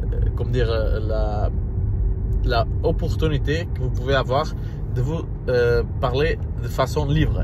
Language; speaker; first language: French; non-native, learner; Portuguese